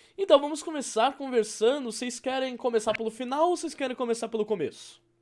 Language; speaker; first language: Portuguese; native; Portuguese